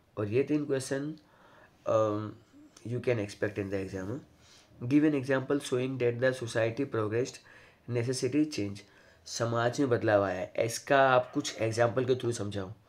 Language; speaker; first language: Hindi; non-native, local second language; Gujarati